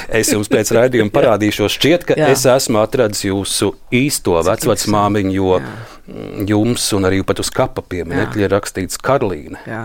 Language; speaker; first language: Latvian; native; Latvian